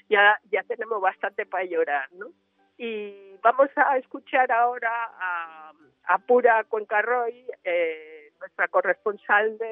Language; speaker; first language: Spanish; native; Spanish